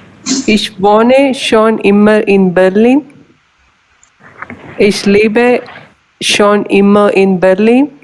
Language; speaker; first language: German; non-native, learner; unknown